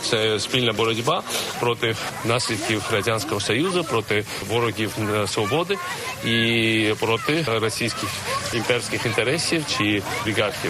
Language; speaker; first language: Ukrainian; non-native, fluent; Georgian